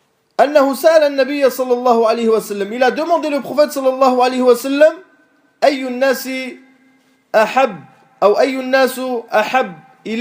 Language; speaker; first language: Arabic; non-native, fluent; French